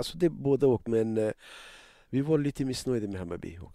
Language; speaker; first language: Swedish; non-native, learner; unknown